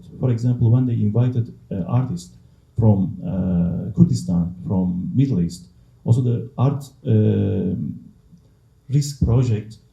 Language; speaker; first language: English; non-native, learner; Kurdish